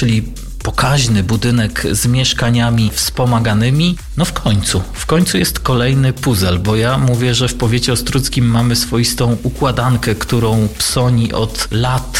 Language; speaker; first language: Polish; native; Polish